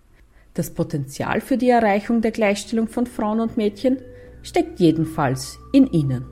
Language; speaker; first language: German; native; German